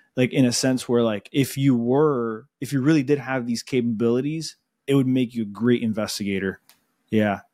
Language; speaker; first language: English; early bilingual, other home language; Spanish